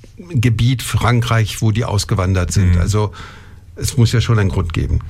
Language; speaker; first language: German; non-native, local second language; French